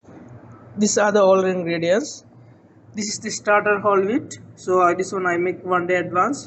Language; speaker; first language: English; non-native, local second language; Sinhala